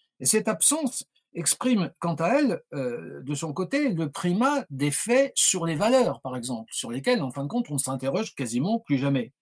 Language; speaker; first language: French; native; French